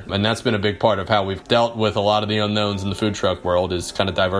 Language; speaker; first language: English; native; English